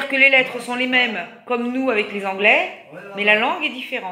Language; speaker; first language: French; native; French